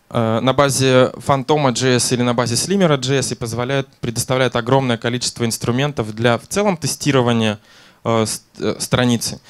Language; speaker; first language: Russian; native; Russian